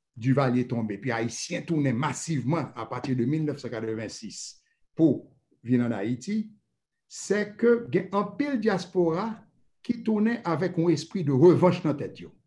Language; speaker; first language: French; native; French